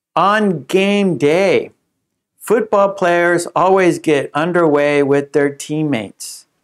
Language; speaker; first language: English; native; English